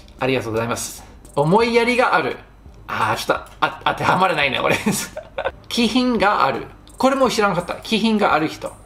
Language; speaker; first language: Japanese; non-native, fluent; English